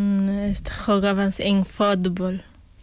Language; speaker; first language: Spanish; non-native, local second language; Quechua